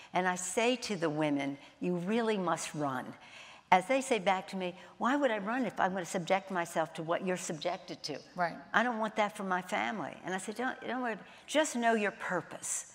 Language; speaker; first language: English; native; English